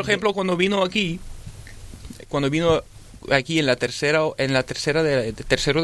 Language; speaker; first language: Spanish; early bilingual, other home language; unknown